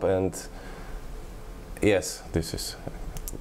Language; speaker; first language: English; non-native, learner; Czech